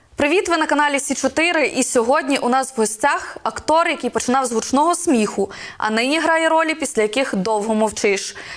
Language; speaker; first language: Ukrainian; native; Ukrainian